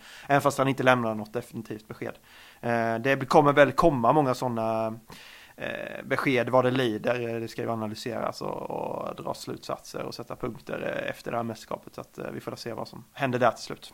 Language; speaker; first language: Swedish; native; Swedish